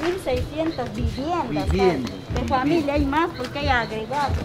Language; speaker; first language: Spanish; native; Spanish